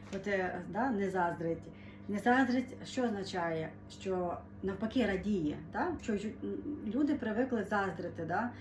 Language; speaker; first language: Ukrainian; native; Ukrainian